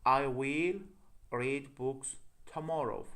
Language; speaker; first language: English; non-native, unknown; Azerbaijani